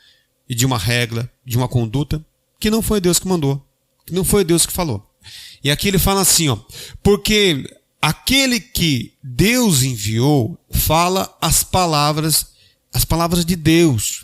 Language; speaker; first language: Portuguese; native; Portuguese